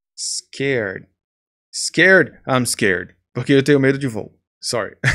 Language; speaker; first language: English; non-native, fluent; Portuguese